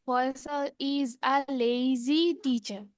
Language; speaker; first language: English; non-native, learner; Bangla